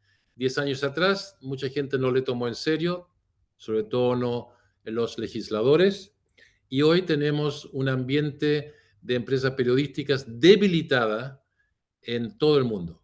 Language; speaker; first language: Spanish; non-native, fluent; German